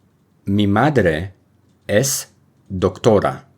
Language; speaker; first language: Spanish; non-native, fluent; English